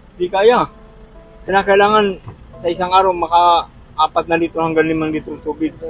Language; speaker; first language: Filipino; non-native, local second language; Bikol